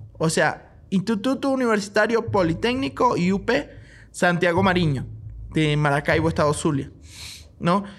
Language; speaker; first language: Spanish; native; Spanish